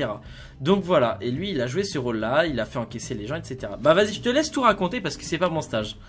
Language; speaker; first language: French; native; French